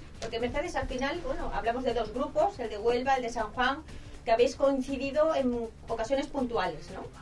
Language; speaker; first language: Spanish; native; Spanish